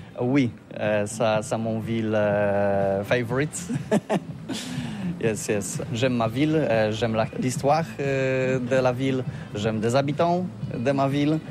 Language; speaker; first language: French; non-native, learner; Polish